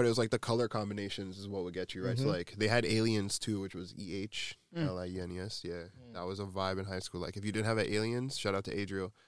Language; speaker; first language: English; native; English